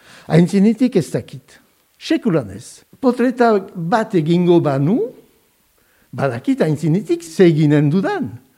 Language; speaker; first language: Basque; non-native, fluent; French